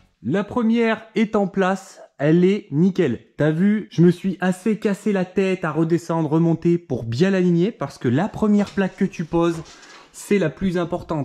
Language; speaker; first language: French; native; French